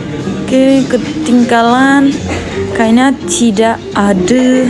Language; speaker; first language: Indonesian; native; Indonesian